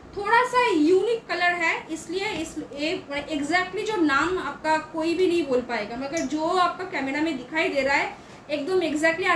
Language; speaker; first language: Hindi; non-native, local second language; Bangla